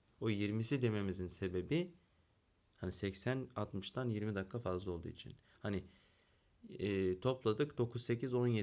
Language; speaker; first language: Turkish; native; Turkish